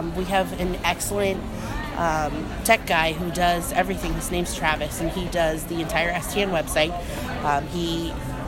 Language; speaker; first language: English; native; English